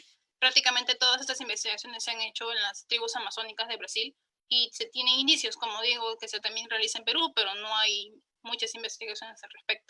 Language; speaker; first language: Spanish; native; Spanish